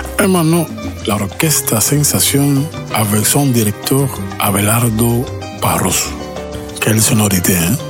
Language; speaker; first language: French; non-native, learner; Spanish